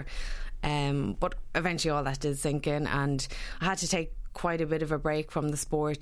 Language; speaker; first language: English; native; English